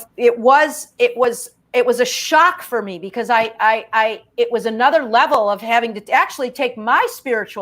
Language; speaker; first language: English; native; English